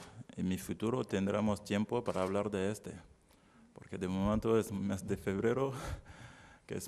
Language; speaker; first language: Spanish; non-native, learner; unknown